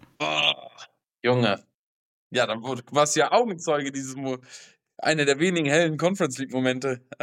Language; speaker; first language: German; native; German